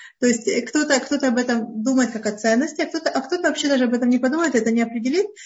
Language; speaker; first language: Russian; early bilingual, heritage; Russian